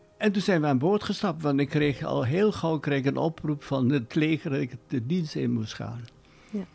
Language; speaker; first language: Dutch; native; Dutch